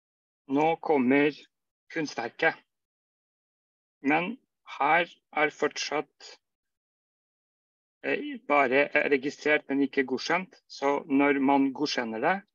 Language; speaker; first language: Norwegian; non-native, fluent; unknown